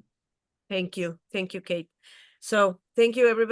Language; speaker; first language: English; non-native, fluent; Spanish